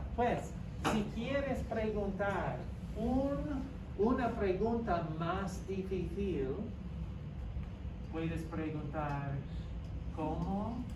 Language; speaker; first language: Spanish; non-native, fluent; English